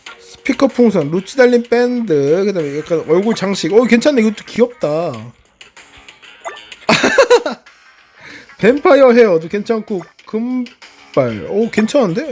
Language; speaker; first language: Korean; native; Korean